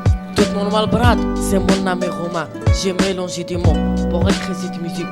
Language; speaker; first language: French; non-native, learner; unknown